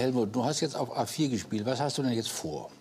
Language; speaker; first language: German; native; German